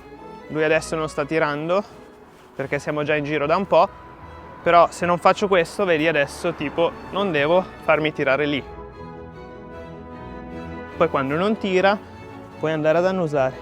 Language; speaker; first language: Italian; native; Italian